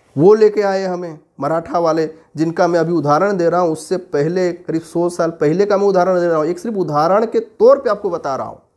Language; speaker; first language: Hindi; native; Hindi